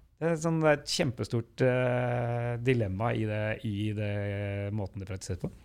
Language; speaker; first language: Norwegian; native; Norwegian